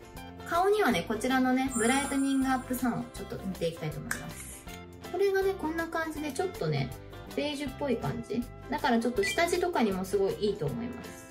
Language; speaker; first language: Japanese; native; Japanese